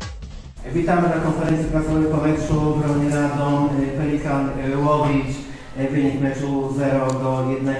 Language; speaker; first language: Polish; native; Polish